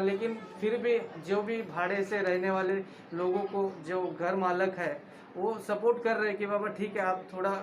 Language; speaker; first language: Hindi; non-native, local second language; Marathi